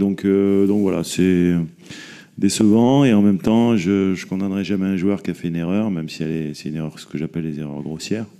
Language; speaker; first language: French; native; French